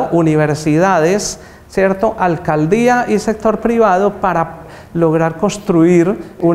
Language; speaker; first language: Spanish; native; Spanish